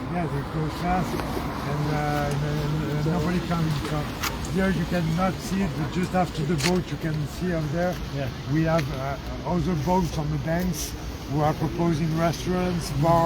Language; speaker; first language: English; non-native, fluent; French